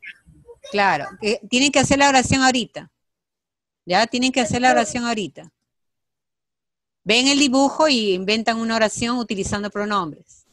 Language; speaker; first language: Spanish; native; Spanish